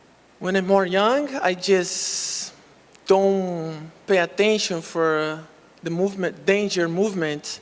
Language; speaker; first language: English; non-native, local second language; Portuguese